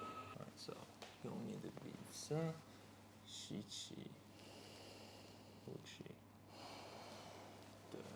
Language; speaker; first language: Chinese; non-native, learner; English